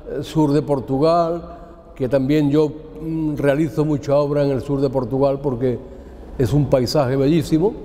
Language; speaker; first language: Spanish; native; Spanish